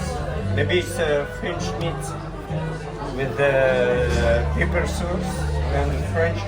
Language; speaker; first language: English; non-native, learner; French